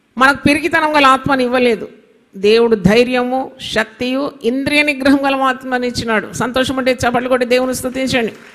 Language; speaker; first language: Telugu; non-native, local second language; Malayalam